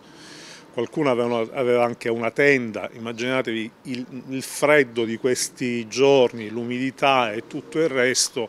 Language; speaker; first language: Italian; native; Italian